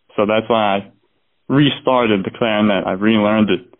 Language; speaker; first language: English; native; English